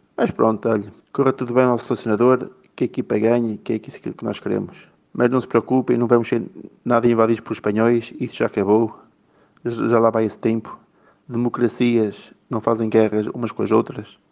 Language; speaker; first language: Portuguese; native; Portuguese